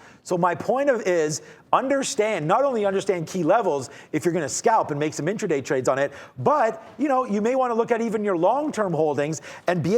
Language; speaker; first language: English; native; English